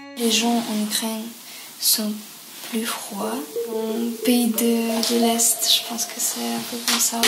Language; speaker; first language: French; non-native, fluent; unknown